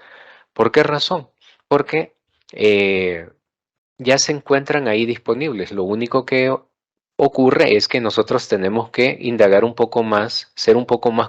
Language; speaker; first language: Spanish; native; Spanish